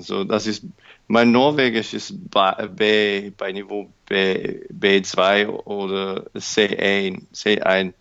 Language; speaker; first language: German; non-native, learner; English